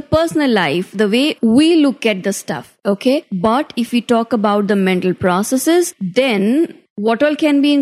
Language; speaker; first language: English; non-native, local second language; Hindi